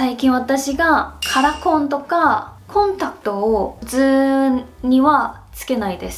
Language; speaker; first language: Japanese; non-native, fluent; Korean